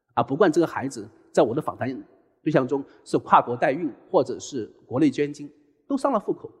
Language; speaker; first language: Chinese; native; Chinese